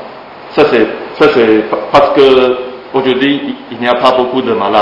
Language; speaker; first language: French; non-native, fluent; Chinese